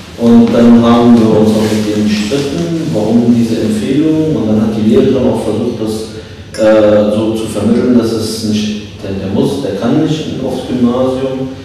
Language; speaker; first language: German; early bilingual, other home language; Turkish